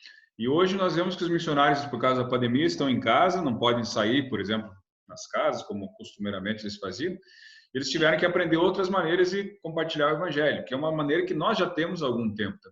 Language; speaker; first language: Portuguese; native; Portuguese